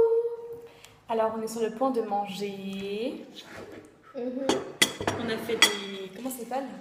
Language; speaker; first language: French; native; French